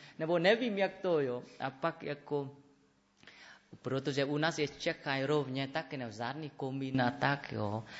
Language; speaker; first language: Czech; non-native, learner; Vietnamese